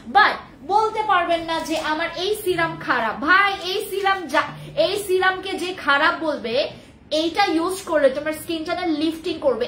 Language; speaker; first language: Bangla; non-native, local second language; Khasi